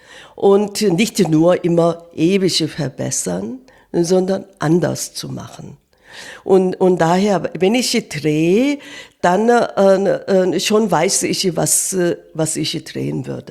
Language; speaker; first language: German; non-native, fluent; Korean